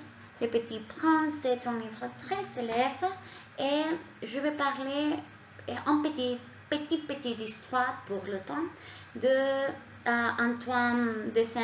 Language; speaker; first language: French; non-native, learner; Spanish